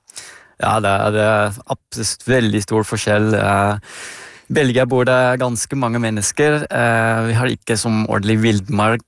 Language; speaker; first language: Norwegian; non-native, fluent; Dutch